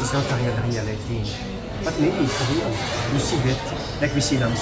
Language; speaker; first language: English; non-native, learner; Italian